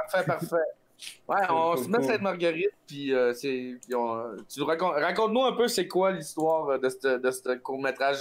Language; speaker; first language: French; native; French